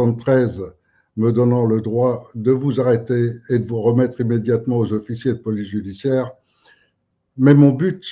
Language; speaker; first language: French; native; French